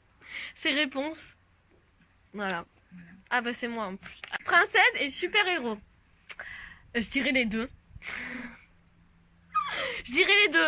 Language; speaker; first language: French; native; French